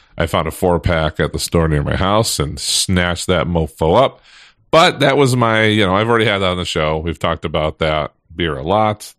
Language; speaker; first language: English; native; English